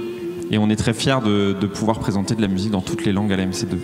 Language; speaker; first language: French; native; French